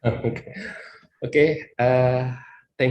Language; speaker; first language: English; non-native, learner; Indonesian